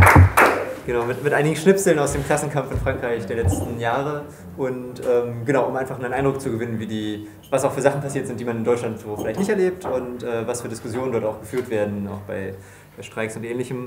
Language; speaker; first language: German; native; German